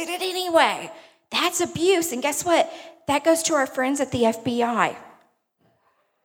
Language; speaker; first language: English; native; English